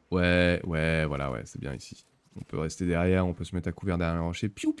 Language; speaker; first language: French; native; French